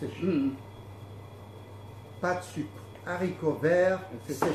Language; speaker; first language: French; non-native, fluent; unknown